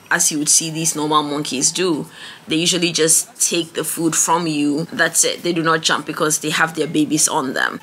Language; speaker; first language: English; non-native, local second language; Ewe